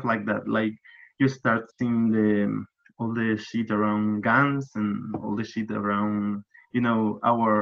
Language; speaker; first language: English; non-native, fluent; Spanish